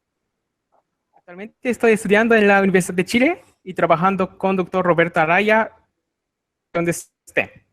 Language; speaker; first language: Spanish; non-native, learner; Japanese